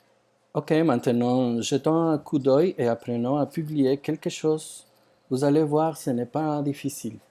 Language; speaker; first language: French; non-native, fluent; Spanish